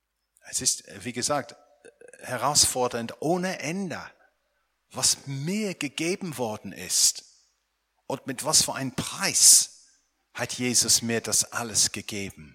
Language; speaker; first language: German; non-native, fluent; English